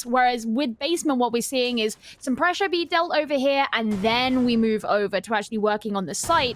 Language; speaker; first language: English; native; English